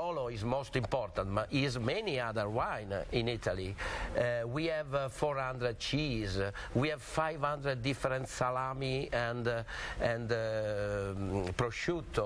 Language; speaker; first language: English; non-native, learner; Italian